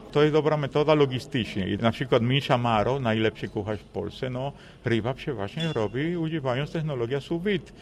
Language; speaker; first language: Polish; non-native, fluent; Spanish